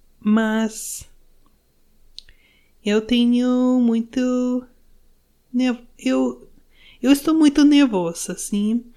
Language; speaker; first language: Portuguese; non-native, learner; English